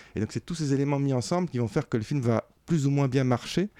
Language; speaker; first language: French; native; French